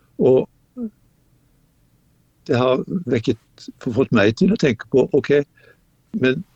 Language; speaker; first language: Norwegian; native; Norwegian